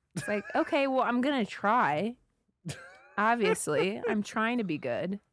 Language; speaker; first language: English; native; English